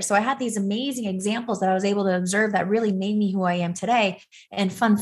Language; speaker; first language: English; native; English